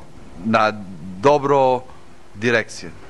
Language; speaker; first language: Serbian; early bilingual, heritage; English